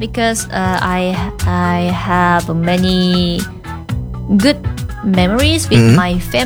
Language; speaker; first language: English; non-native, learner; Korean